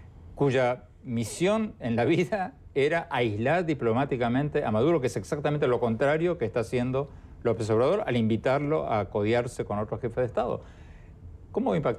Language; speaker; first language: Spanish; native; Spanish